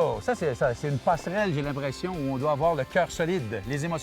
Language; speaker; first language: French; native; French